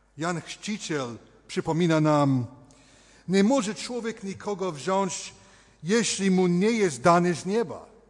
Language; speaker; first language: Polish; early bilingual, heritage; Polish